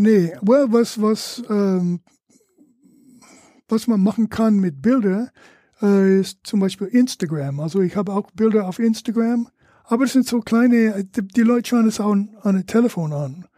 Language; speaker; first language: German; non-native, fluent; English